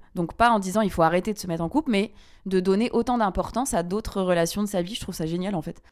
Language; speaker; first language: French; native; French